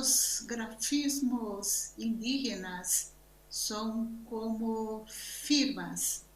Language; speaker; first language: Spanish; non-native, learner; Portuguese